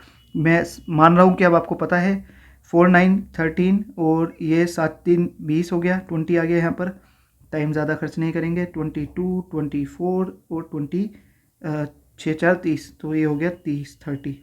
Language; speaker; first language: Hindi; native; Hindi